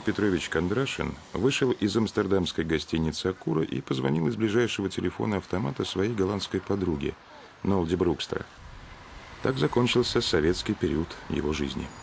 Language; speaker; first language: Russian; native; Russian